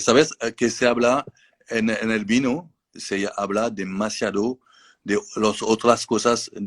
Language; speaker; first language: Spanish; non-native, learner; French